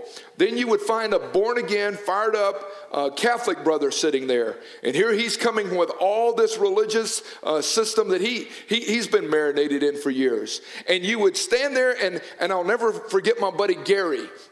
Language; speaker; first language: English; native; English